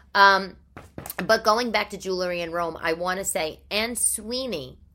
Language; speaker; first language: English; early bilingual, other home language; Italian